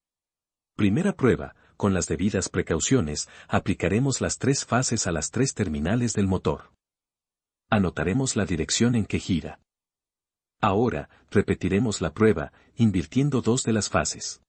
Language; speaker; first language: Spanish; native; Spanish